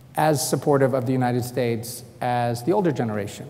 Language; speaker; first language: English; native; English